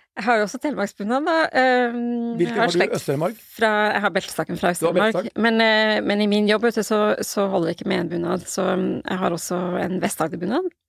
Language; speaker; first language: Norwegian; native; Norwegian